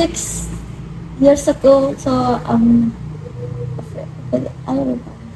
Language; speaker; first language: English; non-native, learner; Indonesian